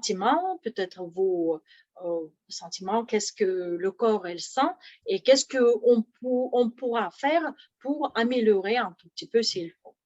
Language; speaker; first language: French; non-native, fluent; Russian